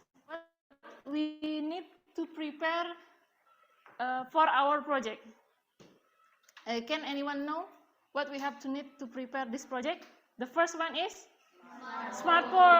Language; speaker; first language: English; non-native, learner; Indonesian